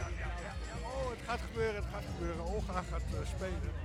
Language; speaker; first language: German; non-native, learner; Dutch